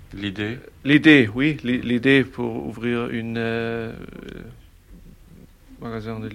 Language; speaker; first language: French; non-native, learner; German